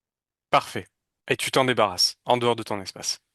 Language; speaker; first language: French; native; French